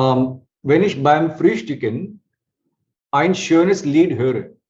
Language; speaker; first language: German; non-native, fluent; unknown